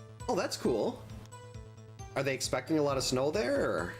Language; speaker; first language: English; native; English